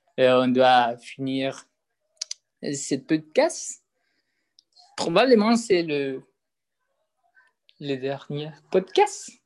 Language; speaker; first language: French; non-native, learner; Spanish